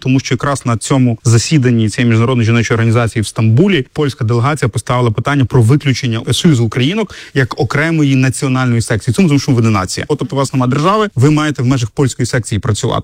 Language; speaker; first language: Ukrainian; native; Ukrainian